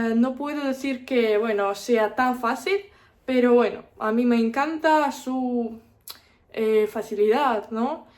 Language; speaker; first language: Spanish; non-native, fluent; Russian